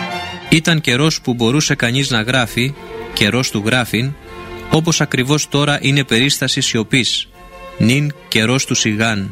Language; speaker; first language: Greek; native; Greek